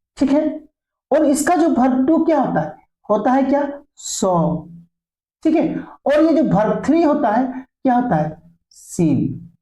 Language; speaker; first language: Hindi; native; Hindi